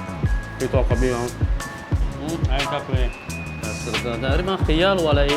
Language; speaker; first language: Arabic; non-native, fluent; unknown